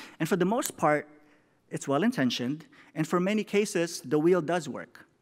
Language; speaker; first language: English; non-native, local second language; Filipino